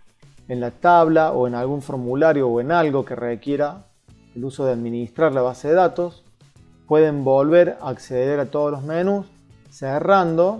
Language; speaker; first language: Spanish; native; Spanish